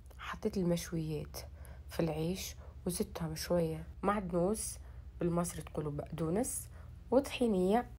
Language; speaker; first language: Arabic; native; Arabic